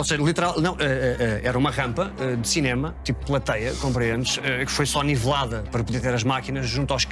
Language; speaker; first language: Portuguese; native; Portuguese